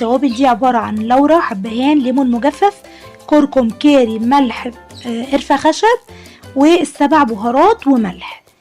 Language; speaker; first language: Arabic; native; Arabic